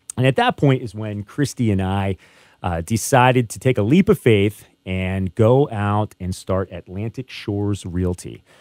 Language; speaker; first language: English; native; English